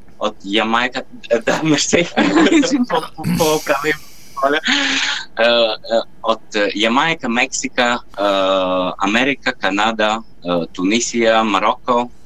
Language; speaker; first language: Bulgarian; non-native, learner; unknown